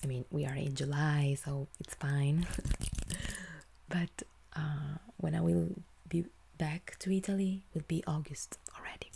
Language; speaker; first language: English; non-native, fluent; Italian